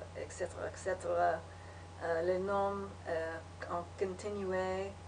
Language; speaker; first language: French; non-native, learner; English